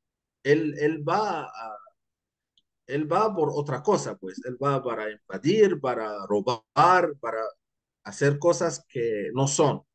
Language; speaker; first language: Spanish; non-native, fluent; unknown